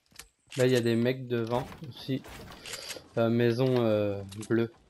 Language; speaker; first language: French; native; French